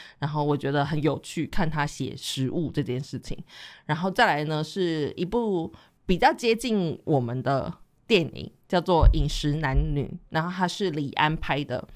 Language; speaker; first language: Chinese; native; Chinese